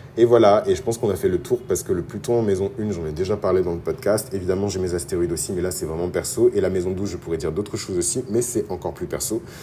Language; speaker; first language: French; early bilingual, other home language; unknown